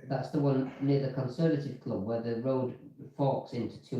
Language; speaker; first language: English; native; English